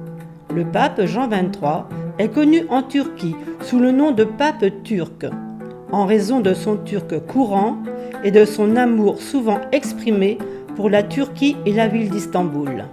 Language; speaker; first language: French; native; French